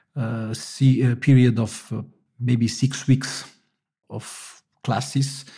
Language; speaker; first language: English; non-native, fluent; Italian